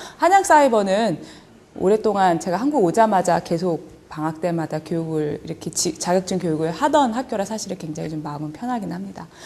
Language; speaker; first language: Korean; early bilingual, heritage; Korean